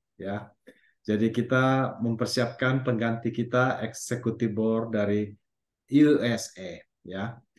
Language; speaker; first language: Indonesian; native; Indonesian